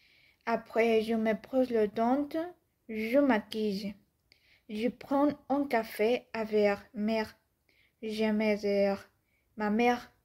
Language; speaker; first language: French; non-native, learner; Spanish